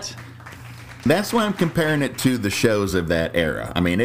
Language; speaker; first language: English; native; English